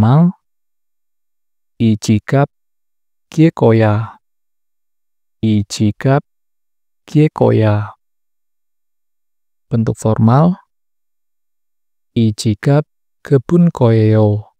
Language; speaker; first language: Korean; non-native, fluent; Indonesian